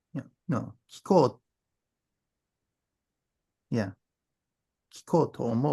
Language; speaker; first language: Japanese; non-native, learner; English